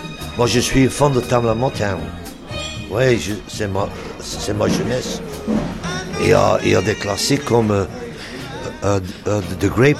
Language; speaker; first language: French; non-native, local second language; Dutch